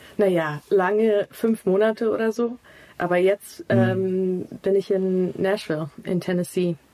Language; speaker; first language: German; early bilingual, heritage; English